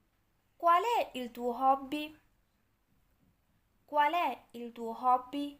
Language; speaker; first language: Italian; non-native, fluent; Urdu